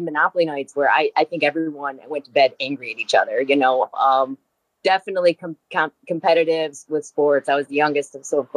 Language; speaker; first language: English; native; English